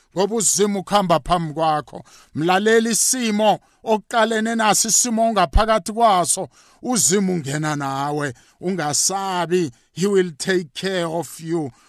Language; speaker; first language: Zulu; native; Zulu